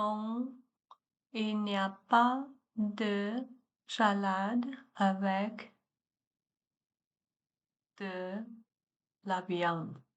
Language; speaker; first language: French; non-native, learner; Chinese